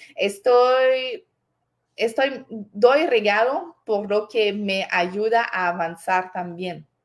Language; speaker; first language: Spanish; non-native, fluent; French